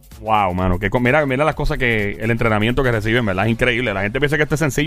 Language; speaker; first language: Spanish; native; Spanish